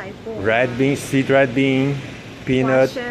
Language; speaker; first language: English; non-native, fluent; Portuguese